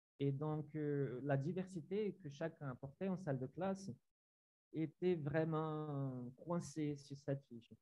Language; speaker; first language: French; non-native, fluent; Portuguese